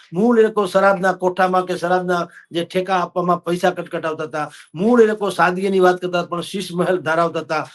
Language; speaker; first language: Gujarati; native; Gujarati